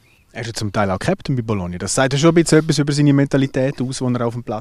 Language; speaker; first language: German; native; German